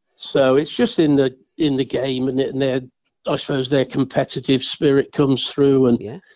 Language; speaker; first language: English; native; English